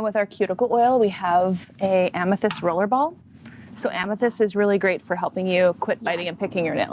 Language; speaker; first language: English; native; English